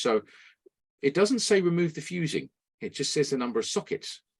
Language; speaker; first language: English; native; English